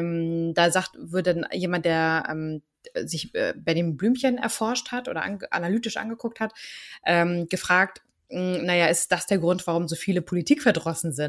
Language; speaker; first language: German; native; German